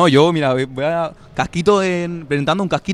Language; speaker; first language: Spanish; native; Spanish